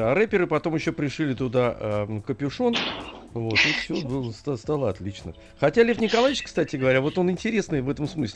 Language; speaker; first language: Russian; native; Russian